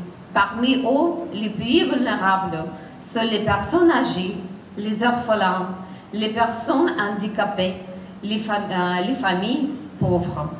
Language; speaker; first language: French; non-native, fluent; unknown